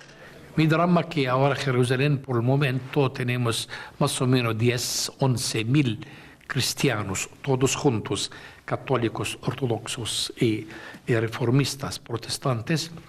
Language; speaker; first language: Spanish; non-native, fluent; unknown